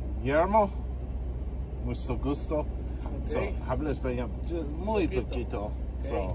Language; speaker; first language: Spanish; non-native, learner; English